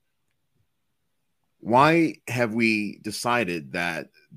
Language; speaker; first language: English; non-native, local second language; Yoruba